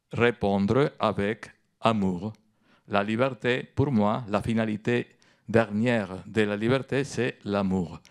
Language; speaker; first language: French; non-native, fluent; Spanish